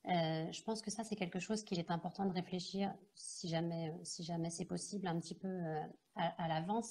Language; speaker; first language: French; native; French